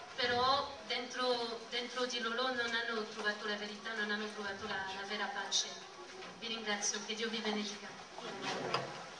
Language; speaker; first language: Italian; non-native, fluent; French